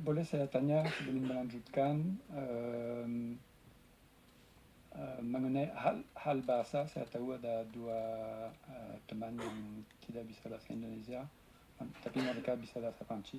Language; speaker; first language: Indonesian; non-native, fluent; French